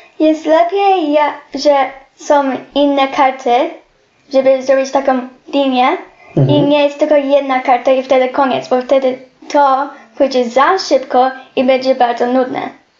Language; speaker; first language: Polish; non-native, learner; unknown